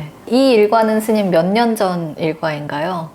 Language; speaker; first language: Korean; native; Korean